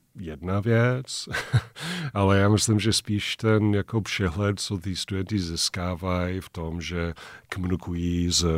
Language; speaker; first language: Czech; non-native, fluent; English